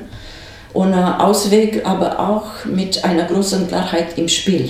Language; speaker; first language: German; non-native, fluent; Romanian